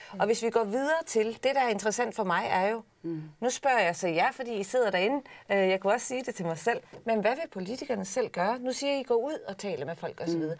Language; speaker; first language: Danish; native; Danish